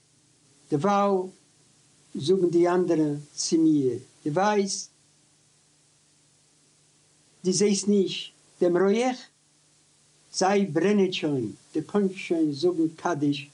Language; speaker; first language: German; non-native, learner; Yiddish